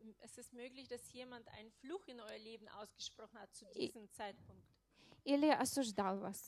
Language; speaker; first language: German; non-native, fluent; Russian